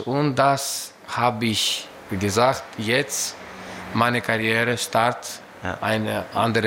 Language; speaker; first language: German; non-native, learner; Greek